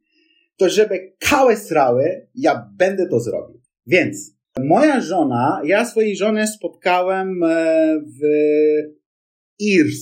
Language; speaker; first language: Polish; non-native, fluent; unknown